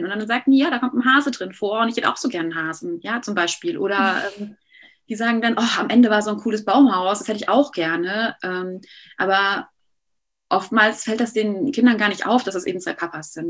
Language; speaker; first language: German; native; German